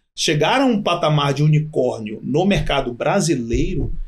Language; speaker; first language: Portuguese; native; Portuguese